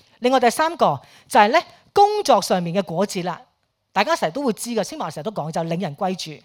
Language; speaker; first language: Chinese; non-native, local second language; Cantonese